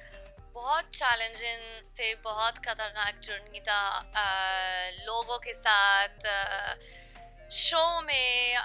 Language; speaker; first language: Hindi; non-native, learner; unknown